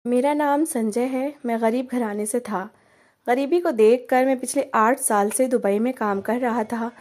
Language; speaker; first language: Hindi; native; Hindi